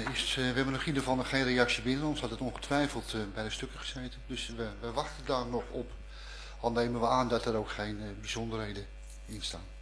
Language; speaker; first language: Dutch; native; Dutch